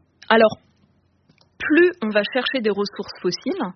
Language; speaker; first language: French; native; French